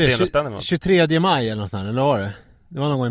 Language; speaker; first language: Swedish; native; Swedish